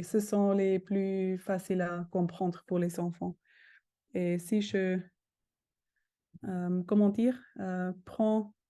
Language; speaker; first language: French; non-native, fluent; German